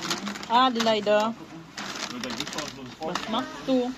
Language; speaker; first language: German; non-native, learner; Waray